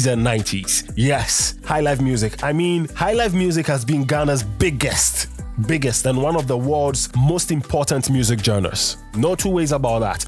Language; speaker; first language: English; non-native, local second language; Akan